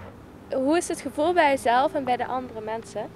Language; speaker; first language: Dutch; native; Dutch